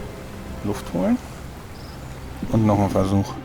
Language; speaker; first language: German; native; German